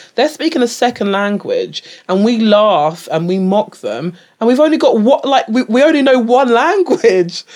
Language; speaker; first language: English; native; English